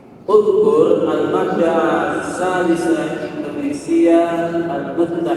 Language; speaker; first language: Arabic; non-native, learner; Indonesian